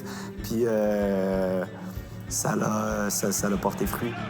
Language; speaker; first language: French; native; French